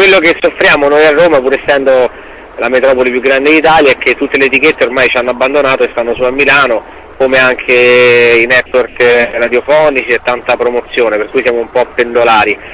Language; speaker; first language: Italian; native; Italian